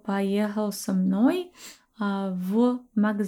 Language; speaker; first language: Russian; non-native, learner; English